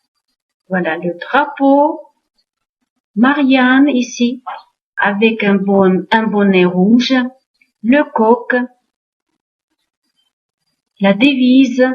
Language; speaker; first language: French; non-native, fluent; Uzbek